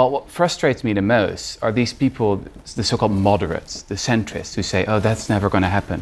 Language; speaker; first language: English; non-native, fluent; Dutch